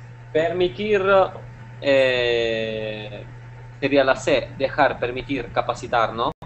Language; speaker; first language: Spanish; non-native, fluent; Italian